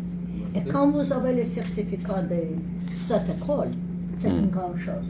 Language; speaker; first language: French; non-native, learner; English